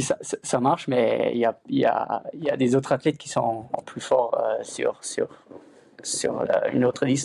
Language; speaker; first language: French; non-native, fluent; Luxembourgish